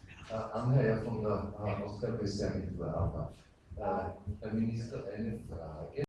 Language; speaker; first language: German; native; German